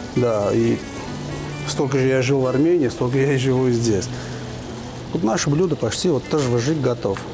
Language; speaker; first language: Russian; non-native, fluent; Armenian